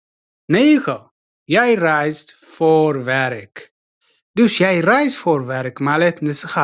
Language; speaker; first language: Dutch; non-native, fluent; Tigrinya